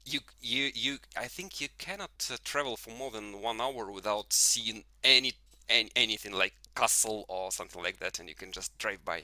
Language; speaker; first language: English; non-native, fluent; Russian